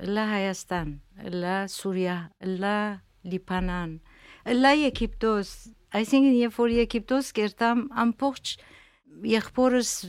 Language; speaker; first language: Armenian; early bilingual, heritage; Armenian